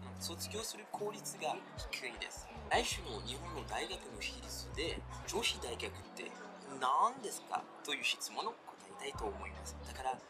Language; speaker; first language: Japanese; non-native, learner; French